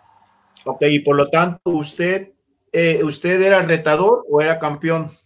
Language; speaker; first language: Spanish; native; Spanish